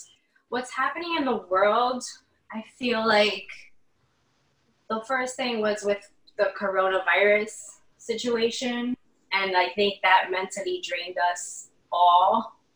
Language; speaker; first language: English; native; English